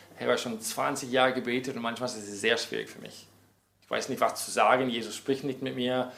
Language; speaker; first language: German; non-native, fluent; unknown